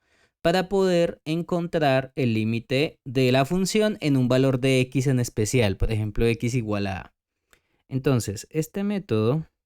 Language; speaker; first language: Spanish; native; Spanish